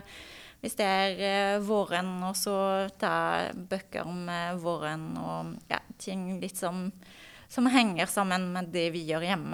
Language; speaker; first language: Norwegian; non-native, fluent; French